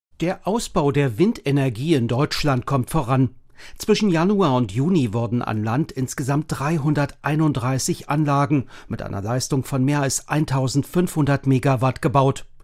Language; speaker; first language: German; native; German